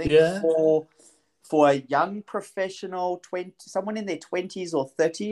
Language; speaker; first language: English; native; English